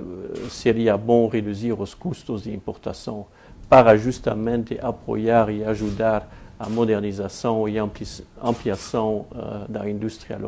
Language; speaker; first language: Portuguese; non-native, fluent; French